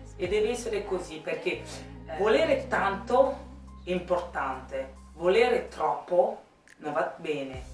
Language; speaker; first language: Italian; non-native, fluent; French